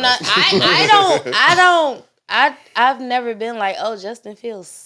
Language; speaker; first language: English; native; English